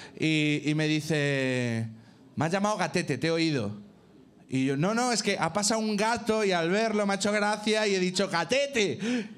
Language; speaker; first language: Spanish; native; Spanish